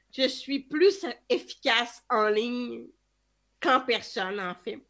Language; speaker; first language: French; native; French